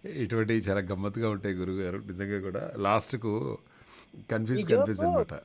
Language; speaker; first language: Telugu; native; Telugu